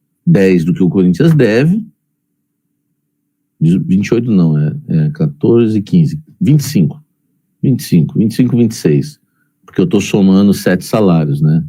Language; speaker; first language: Portuguese; native; Portuguese